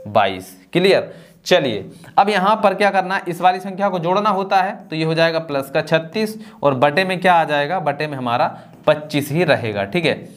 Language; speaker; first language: Hindi; native; Hindi